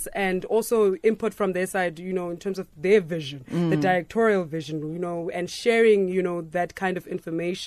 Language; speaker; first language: English; non-native, local second language; Xhosa